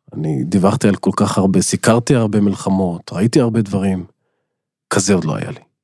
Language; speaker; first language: Hebrew; non-native, local second language; Arabic